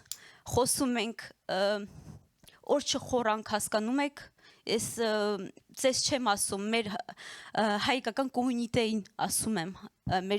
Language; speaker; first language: Armenian; early bilingual, heritage; Armenian